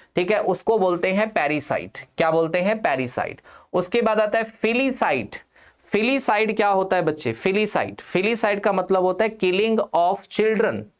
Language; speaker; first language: Hindi; non-native, local second language; Punjabi